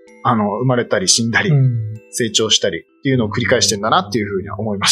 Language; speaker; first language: Japanese; native; Japanese